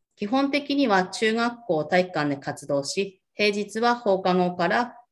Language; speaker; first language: Japanese; native; Japanese